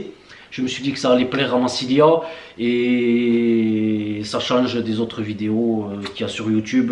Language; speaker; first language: French; native; French